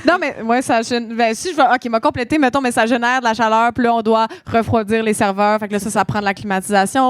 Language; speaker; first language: French; native; French